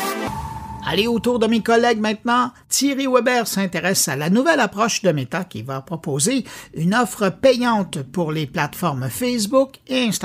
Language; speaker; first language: French; native; French